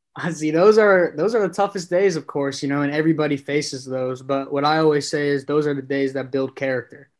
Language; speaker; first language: English; native; English